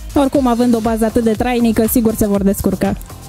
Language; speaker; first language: Romanian; native; Romanian